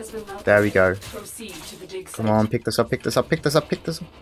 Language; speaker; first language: English; non-native, fluent; German